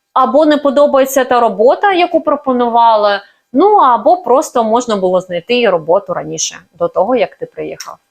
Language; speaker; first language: Ukrainian; native; Ukrainian